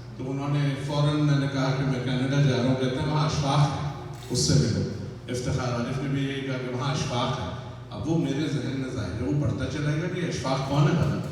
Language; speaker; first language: Urdu; native; Urdu